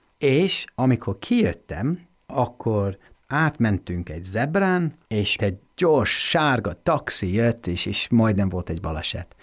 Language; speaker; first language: Hungarian; non-native, fluent; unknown